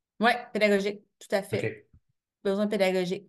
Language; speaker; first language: French; native; French